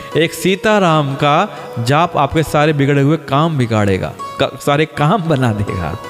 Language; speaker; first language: Hindi; native; Hindi